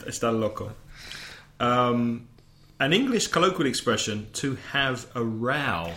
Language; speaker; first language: English; native; English